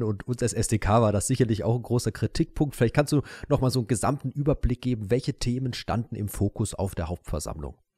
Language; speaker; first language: German; native; German